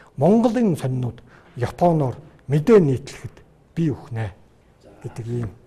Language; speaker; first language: Mongolian; native; Mongolian